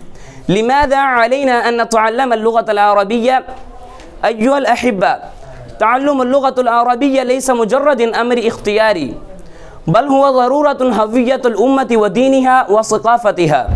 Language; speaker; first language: Arabic; non-native, learner; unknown